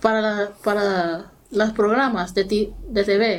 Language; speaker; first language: Spanish; non-native, learner; English